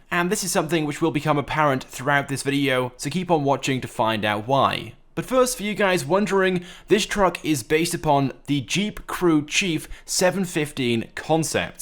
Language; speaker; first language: English; native; English